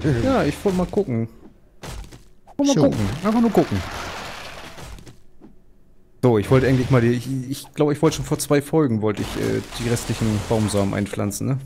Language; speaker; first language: German; native; German